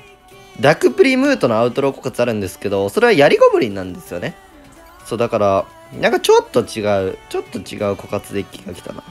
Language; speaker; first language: Japanese; native; Japanese